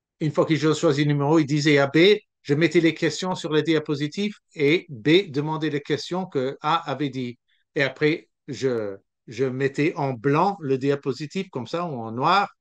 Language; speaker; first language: French; non-native, local second language; English